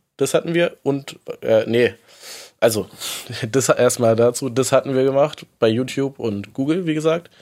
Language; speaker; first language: German; native; German